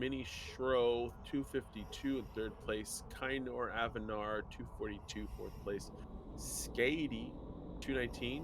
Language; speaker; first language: English; native; English